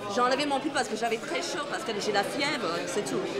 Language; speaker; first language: French; non-native, fluent; Spanish